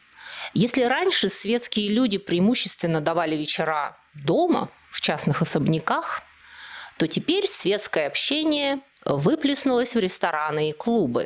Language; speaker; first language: Russian; native; Russian